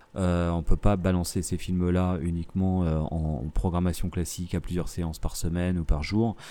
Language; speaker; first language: French; native; French